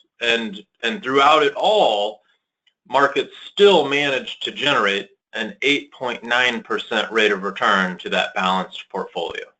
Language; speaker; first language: English; native; English